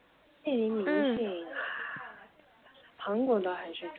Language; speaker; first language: Chinese; non-native, learner; Korean